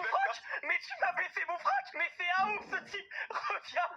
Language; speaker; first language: French; native; French